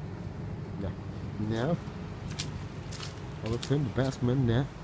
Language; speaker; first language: English; non-native, learner; Turkish